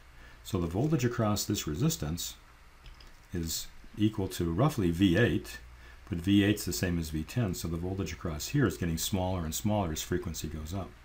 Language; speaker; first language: English; native; English